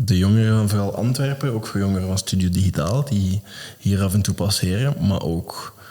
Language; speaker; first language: Dutch; native; Dutch